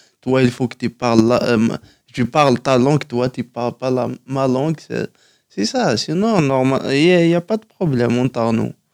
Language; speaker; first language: French; non-native, local second language; Kabyle